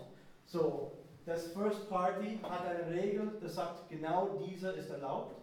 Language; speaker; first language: German; non-native, fluent; English